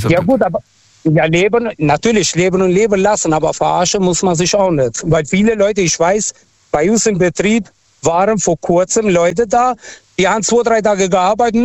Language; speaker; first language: German; non-native, fluent; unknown